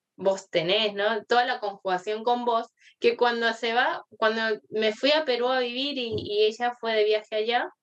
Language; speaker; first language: Spanish; early bilingual, other home language; Korean